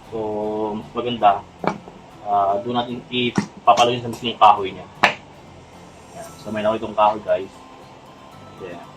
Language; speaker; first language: Filipino; native; Filipino